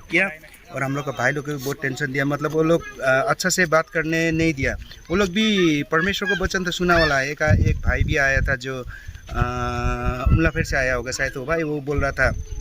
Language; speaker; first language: Hindi; non-native, local second language; Nepali